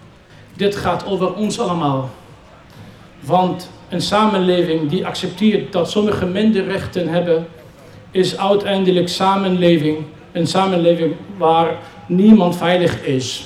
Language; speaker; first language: Dutch; non-native, fluent; Arabic